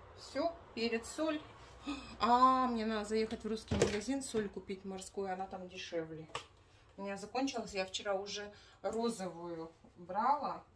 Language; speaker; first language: Russian; native; Russian